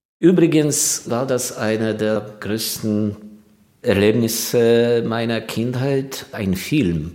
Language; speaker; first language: German; non-native, fluent; Ukrainian